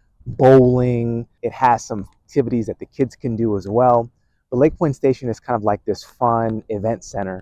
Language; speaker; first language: English; native; English